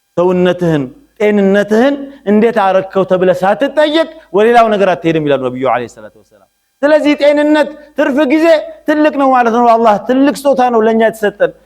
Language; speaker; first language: Amharic; non-native, local second language; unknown